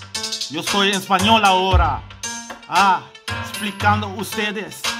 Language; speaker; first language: Spanish; non-native, learner; Papiamento